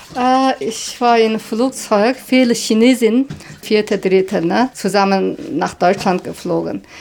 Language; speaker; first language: German; non-native, learner; Chinese